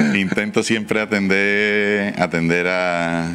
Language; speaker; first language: Spanish; native; Spanish